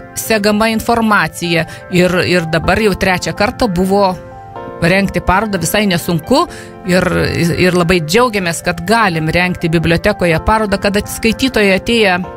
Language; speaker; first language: Lithuanian; native; Lithuanian